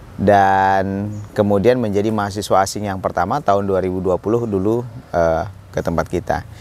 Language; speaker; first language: Indonesian; native; Indonesian